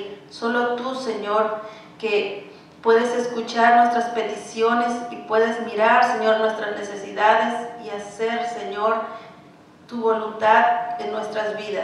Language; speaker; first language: Spanish; native; Spanish